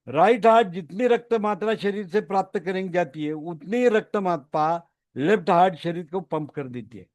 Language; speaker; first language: Hindi; non-native, local second language; Marathi